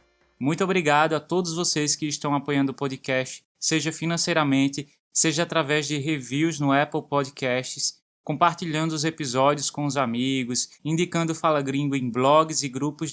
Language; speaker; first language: Portuguese; native; Portuguese